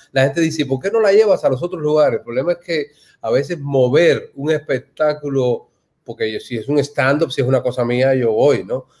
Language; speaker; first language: Spanish; native; Spanish